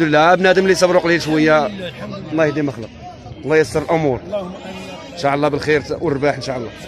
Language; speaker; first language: Arabic; native; Arabic